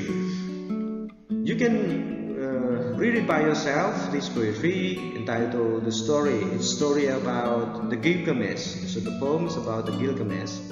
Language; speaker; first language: English; non-native, fluent; Indonesian